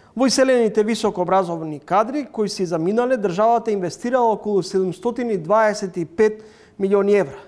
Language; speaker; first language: Macedonian; native; Macedonian